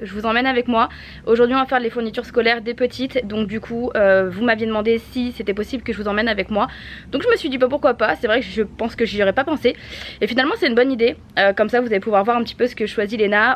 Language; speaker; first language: French; native; French